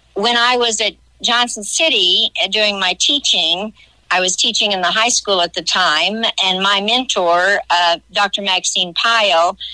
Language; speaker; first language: English; native; English